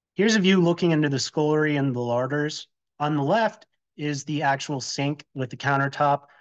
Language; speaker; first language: English; native; English